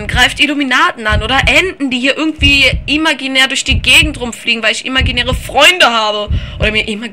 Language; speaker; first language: German; native; German